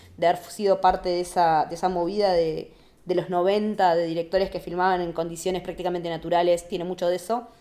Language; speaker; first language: Spanish; native; Spanish